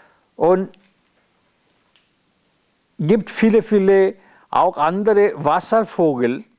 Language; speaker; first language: German; non-native, learner; Bangla